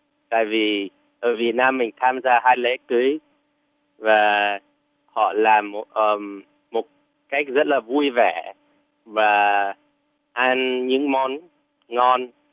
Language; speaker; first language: Vietnamese; non-native, fluent; English